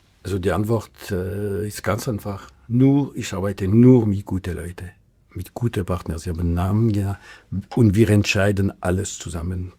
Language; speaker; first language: German; non-native, local second language; French